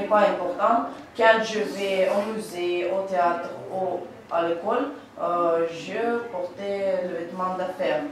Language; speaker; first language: French; non-native, learner; Russian